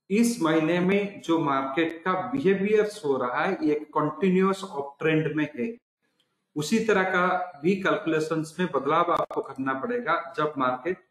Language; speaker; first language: Hindi; non-native, local second language; Odia